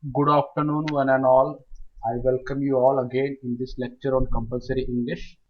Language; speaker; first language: English; non-native, local second language; Marathi